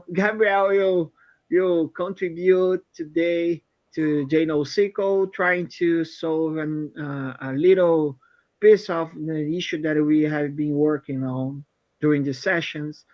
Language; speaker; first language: English; non-native, fluent; Portuguese